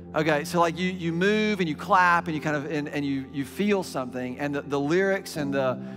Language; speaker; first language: English; native; English